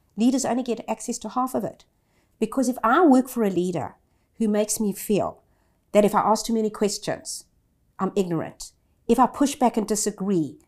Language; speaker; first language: English; native; English